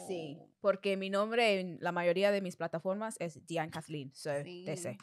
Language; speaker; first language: Spanish; non-native, learner; English